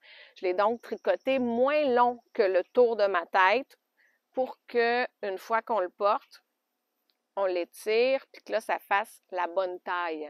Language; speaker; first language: French; native; French